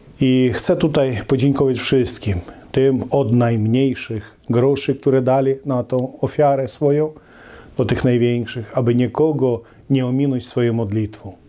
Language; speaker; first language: Polish; non-native, local second language; Ukrainian